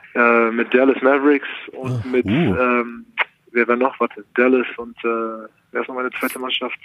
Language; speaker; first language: German; native; German